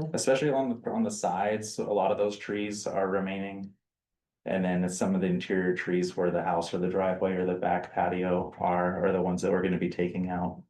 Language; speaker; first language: English; native; English